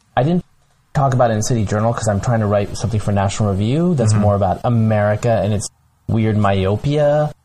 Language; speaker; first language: English; early bilingual, other home language; Bangla